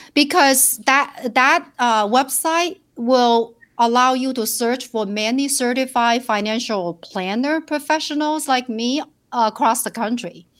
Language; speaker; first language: English; non-native, fluent; Chinese